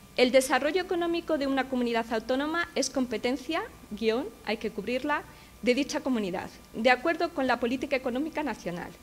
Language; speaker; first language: Spanish; native; Spanish